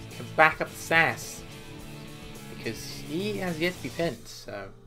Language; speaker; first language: English; native; English